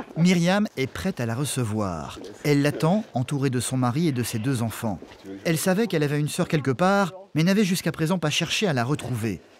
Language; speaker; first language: French; native; French